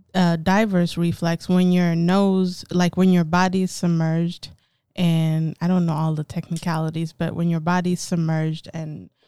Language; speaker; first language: English; early bilingual, other home language; Amharic